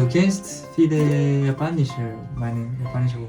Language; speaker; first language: German; non-native, learner; Japanese